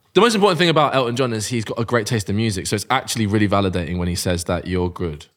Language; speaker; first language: English; native; English